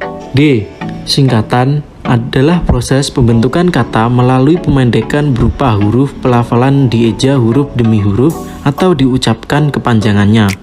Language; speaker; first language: Indonesian; native; Indonesian